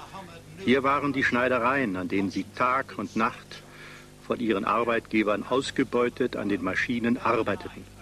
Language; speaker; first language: German; native; German